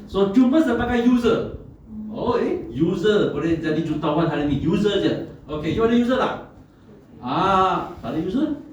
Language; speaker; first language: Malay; non-native, local second language; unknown